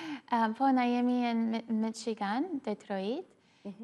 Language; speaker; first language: Albanian; early bilingual, heritage; Albanian